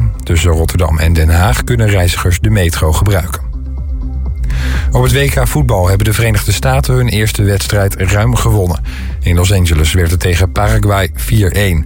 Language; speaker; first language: Dutch; native; Dutch